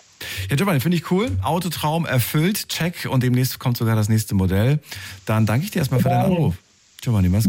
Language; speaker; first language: German; native; German